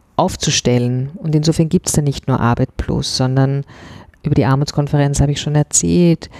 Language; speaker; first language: German; native; German